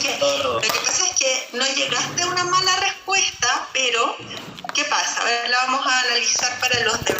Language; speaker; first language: Spanish; native; Spanish